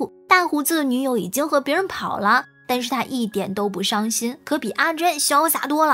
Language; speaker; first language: Chinese; native; Chinese